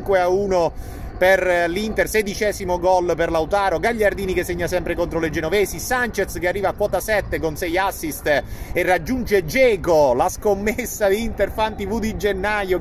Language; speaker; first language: Italian; native; Italian